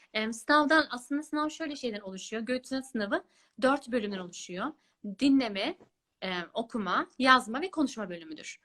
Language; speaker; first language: Turkish; early bilingual, other home language; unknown